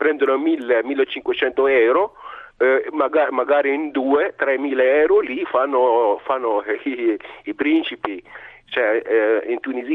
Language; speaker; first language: Italian; non-native, fluent; Arabic